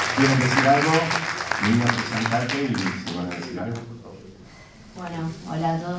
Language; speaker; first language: Spanish; native; Spanish